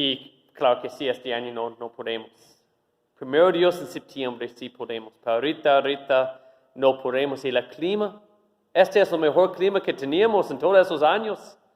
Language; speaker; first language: Spanish; non-native, fluent; English